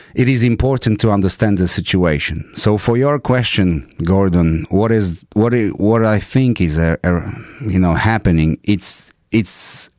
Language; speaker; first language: English; non-native, fluent; Polish